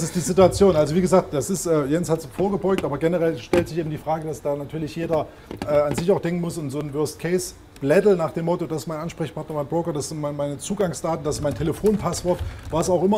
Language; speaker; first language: German; native; German